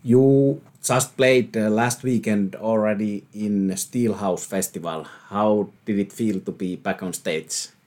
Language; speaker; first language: English; non-native, fluent; Finnish